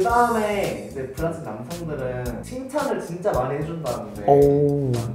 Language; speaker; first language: Korean; native; Korean